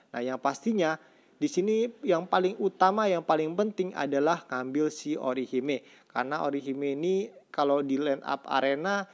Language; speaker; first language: Indonesian; native; Indonesian